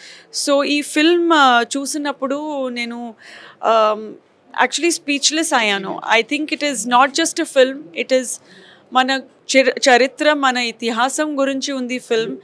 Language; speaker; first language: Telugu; non-native, fluent; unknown